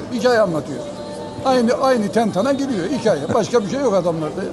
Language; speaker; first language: Turkish; native; Turkish